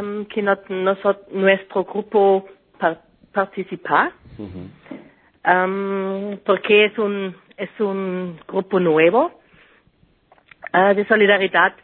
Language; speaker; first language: Spanish; non-native, learner; German